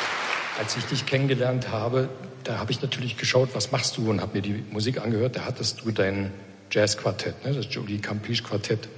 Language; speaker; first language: German; native; German